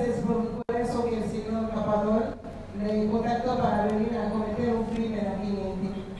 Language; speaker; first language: Spanish; non-native, fluent; Haitian Creole